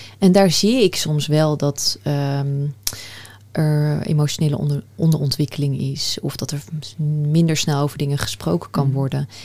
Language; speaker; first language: Dutch; early bilingual, other home language; Persian